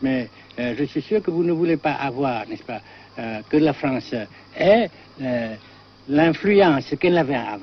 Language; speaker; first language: French; non-native, fluent; Vietnamese